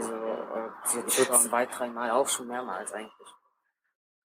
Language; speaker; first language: German; native; German